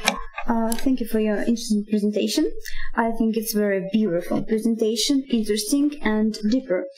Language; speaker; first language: English; non-native, learner; Russian